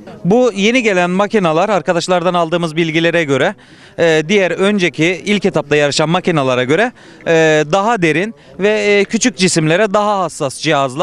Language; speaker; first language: Turkish; native; Turkish